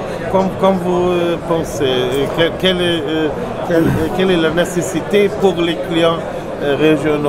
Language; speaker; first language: French; non-native, learner; German